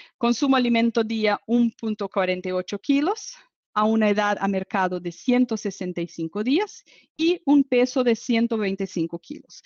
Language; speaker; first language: Spanish; non-native, fluent; Portuguese